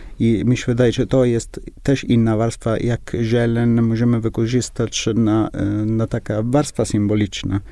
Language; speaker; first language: Polish; non-native, learner; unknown